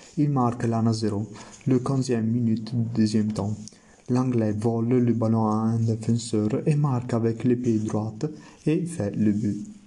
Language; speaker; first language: French; non-native, learner; Italian